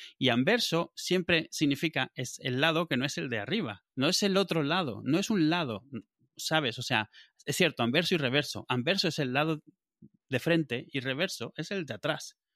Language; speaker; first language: Spanish; native; Spanish